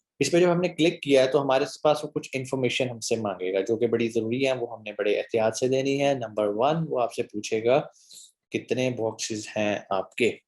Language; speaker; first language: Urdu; native; Urdu